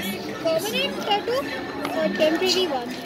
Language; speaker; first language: English; non-native, local second language; Hindi